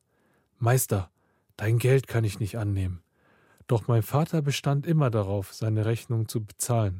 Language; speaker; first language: German; early bilingual, other home language; Korean